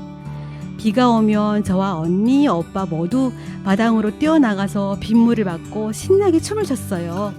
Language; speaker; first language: Korean; non-native, fluent; Chinese